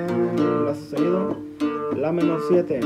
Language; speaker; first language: Spanish; native; Spanish